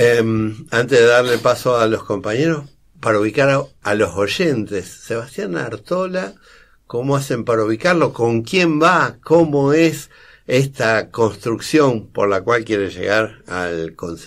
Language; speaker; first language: Spanish; native; Spanish